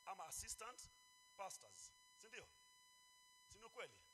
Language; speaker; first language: English; non-native, local second language; Swahili